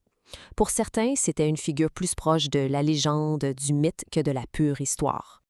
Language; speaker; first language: French; native; French